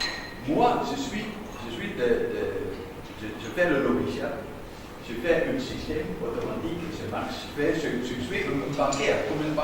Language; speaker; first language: French; non-native, learner; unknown